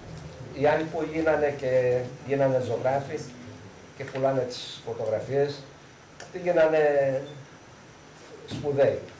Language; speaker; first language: Greek; early bilingual, heritage; Greek